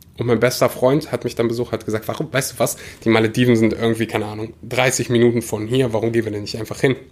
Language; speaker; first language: German; early bilingual, other home language; Russian